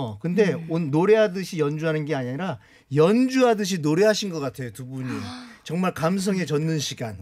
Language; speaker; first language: Korean; native; Korean